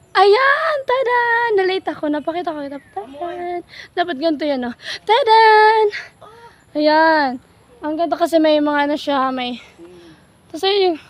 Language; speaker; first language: Filipino; non-native, local second language; Bikol